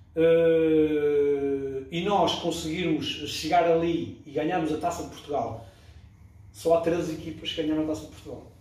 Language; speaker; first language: Portuguese; early bilingual, other home language; French